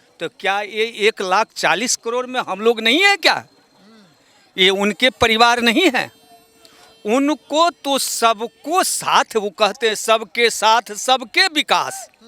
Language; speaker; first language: Hindi; native; Hindi